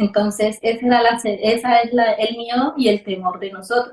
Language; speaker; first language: Spanish; native; Spanish